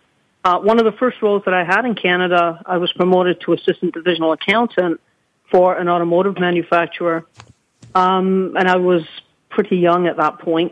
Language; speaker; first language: English; native; English